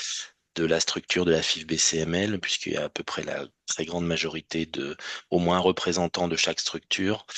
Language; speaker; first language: French; native; French